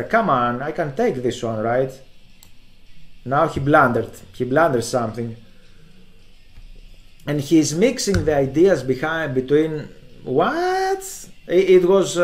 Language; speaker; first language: English; non-native, fluent; Greek